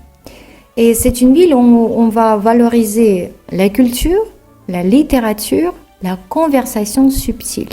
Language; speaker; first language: French; non-native, fluent; Russian